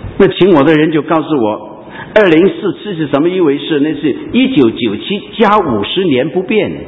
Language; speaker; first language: Chinese; non-native, local second language; Cantonese